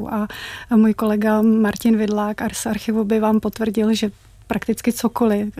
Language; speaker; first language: Czech; native; Czech